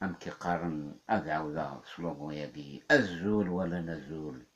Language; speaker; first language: French; non-native, local second language; Kabyle